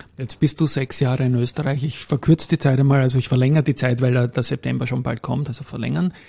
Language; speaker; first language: German; native; German